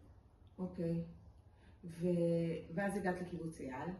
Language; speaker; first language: Hebrew; native; Hebrew